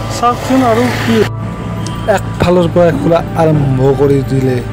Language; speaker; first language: Assamese; non-native, local second language; Bangla